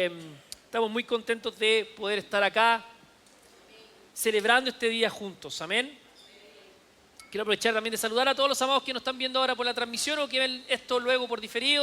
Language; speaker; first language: Spanish; native; Spanish